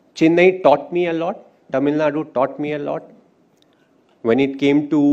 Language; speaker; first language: English; non-native, local second language; Hindi